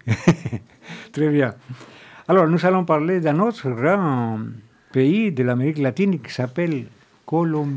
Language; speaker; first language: French; non-native, fluent; Spanish